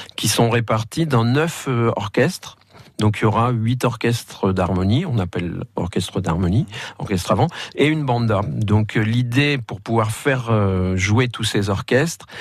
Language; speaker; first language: French; native; French